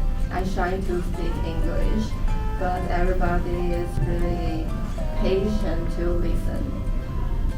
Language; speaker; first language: English; non-native, learner; Chinese